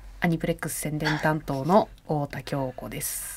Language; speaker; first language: Japanese; native; Japanese